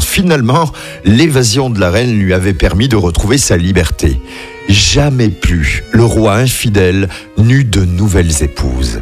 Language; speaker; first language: French; native; French